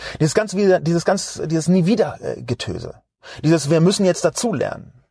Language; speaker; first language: German; native; German